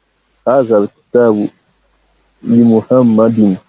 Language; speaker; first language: Arabic; non-native, learner; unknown